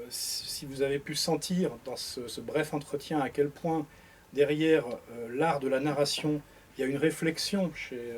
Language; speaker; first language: French; native; French